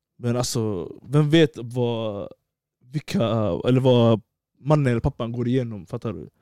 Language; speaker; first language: Swedish; early bilingual, other home language; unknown